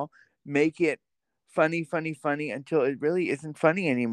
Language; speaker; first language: English; native; English